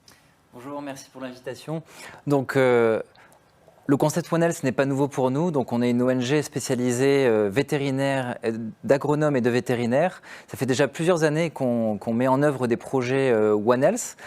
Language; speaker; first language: French; native; French